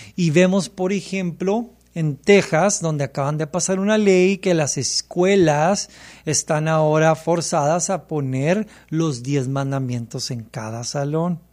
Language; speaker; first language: Spanish; early bilingual, heritage; Spanish